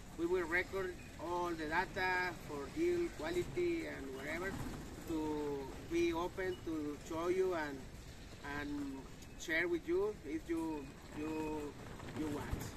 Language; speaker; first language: English; non-native, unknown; Spanish